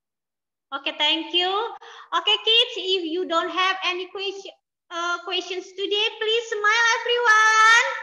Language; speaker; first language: English; non-native, learner; Indonesian